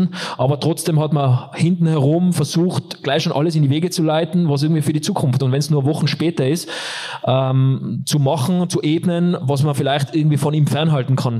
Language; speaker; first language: German; native; German